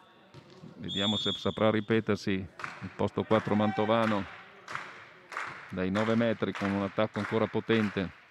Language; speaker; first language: Italian; native; Italian